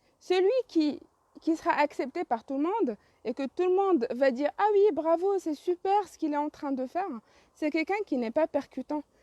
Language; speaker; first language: French; non-native, local second language; Arabic